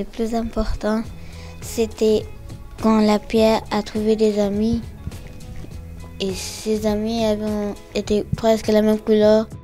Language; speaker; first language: French; non-native, learner; Kabuverdianu